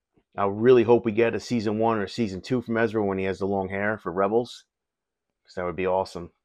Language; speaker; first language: English; native; English